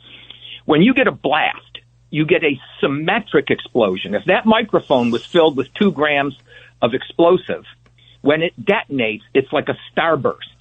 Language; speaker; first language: English; native; English